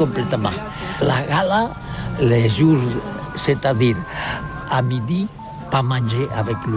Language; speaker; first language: French; non-native, learner; Catalan